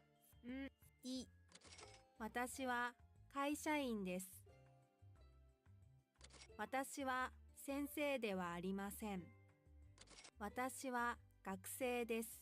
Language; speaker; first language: Japanese; non-native, learner; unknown